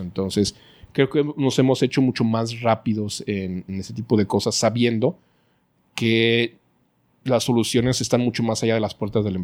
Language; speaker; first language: Spanish; native; Spanish